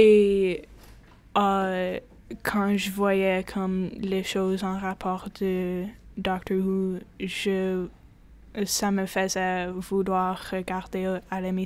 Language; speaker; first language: French; non-native, local second language; English